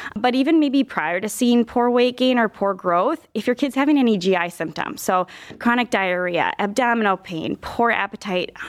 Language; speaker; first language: English; native; English